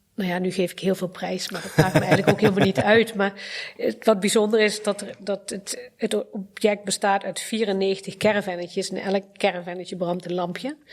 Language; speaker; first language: Dutch; early bilingual, other home language; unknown